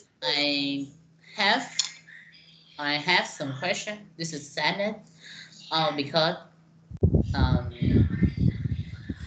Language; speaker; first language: English; non-native, learner; Vietnamese